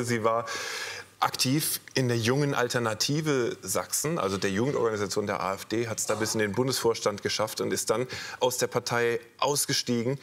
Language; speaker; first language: German; native; German